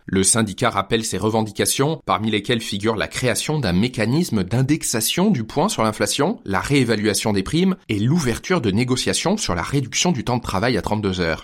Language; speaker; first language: French; native; French